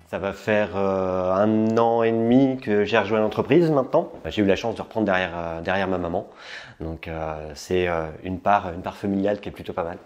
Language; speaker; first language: French; native; French